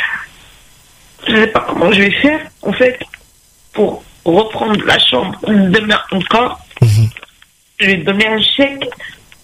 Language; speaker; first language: French; non-native, local second language; Arabic